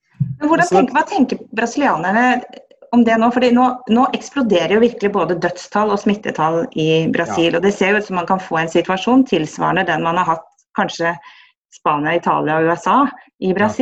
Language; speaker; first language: Norwegian; native; Norwegian